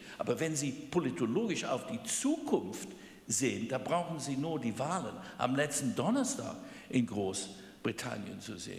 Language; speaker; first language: German; non-native, fluent; English